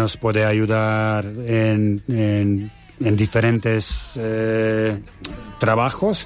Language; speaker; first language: Spanish; non-native, fluent; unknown